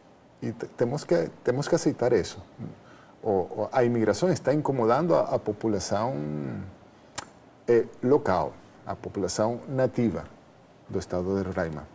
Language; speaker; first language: Portuguese; non-native, fluent; Spanish